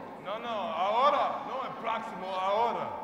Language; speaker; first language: Spanish; non-native, learner; English